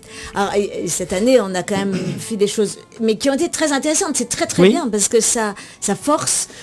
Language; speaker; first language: French; native; French